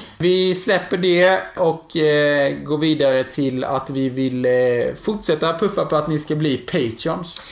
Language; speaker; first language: Swedish; native; Swedish